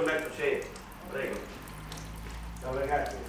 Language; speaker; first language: Italian; non-native, learner; Spanish